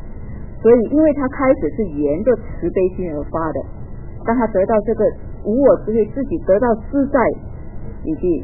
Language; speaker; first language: Chinese; native; Chinese